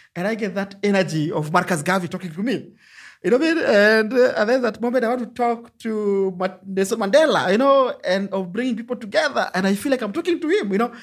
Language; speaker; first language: English; non-native, local second language; Luo (Kenya and Tanzania)